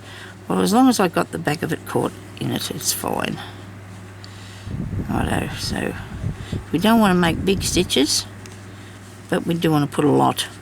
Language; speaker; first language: English; native; English